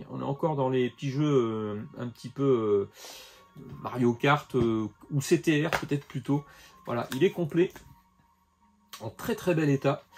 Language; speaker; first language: French; native; French